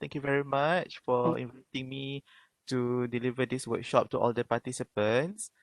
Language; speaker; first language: English; non-native, local second language; Malay